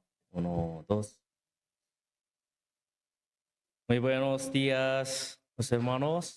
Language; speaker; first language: Spanish; non-native, learner; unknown